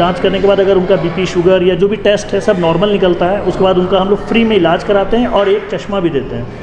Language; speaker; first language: Hindi; native; Hindi